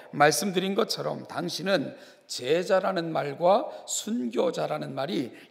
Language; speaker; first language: Korean; native; Korean